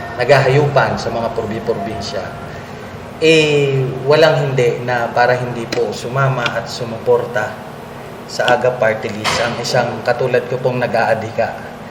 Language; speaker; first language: Filipino; native; Filipino